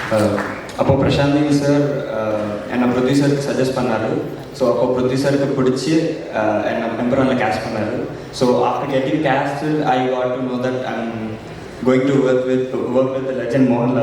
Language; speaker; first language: Tamil; non-native, learner; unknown